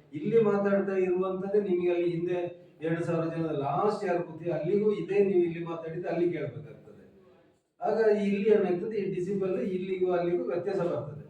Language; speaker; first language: Kannada; native; Kannada